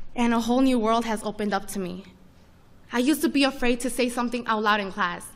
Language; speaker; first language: English; early bilingual, other home language; Spanish